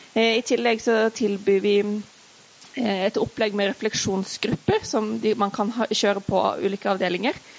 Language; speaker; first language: Norwegian; native; Norwegian